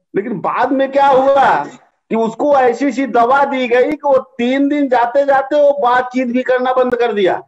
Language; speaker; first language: Hindi; native; Hindi